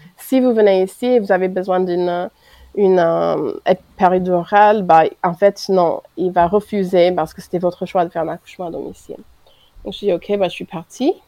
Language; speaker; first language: French; non-native, fluent; English